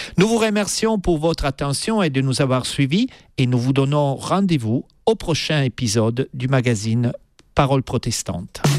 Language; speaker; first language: French; native; French